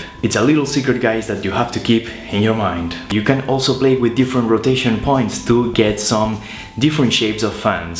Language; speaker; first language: English; non-native, fluent; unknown